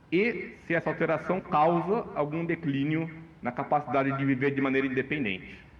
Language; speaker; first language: Portuguese; native; Portuguese